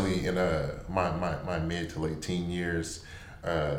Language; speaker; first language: English; native; English